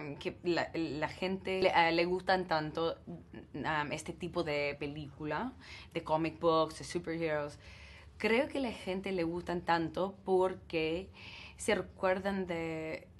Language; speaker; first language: Spanish; non-native, learner; English